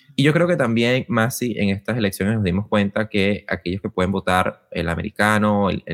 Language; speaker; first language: Spanish; native; Spanish